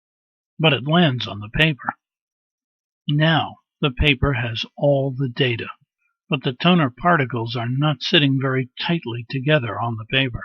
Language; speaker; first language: English; native; English